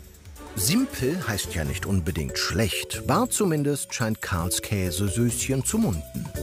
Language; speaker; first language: German; native; German